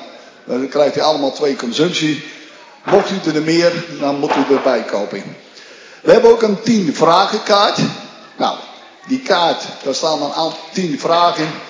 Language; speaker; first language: Dutch; native; Dutch